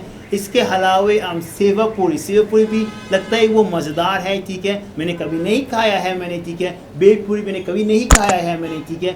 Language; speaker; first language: Hindi; non-native, learner; Arabic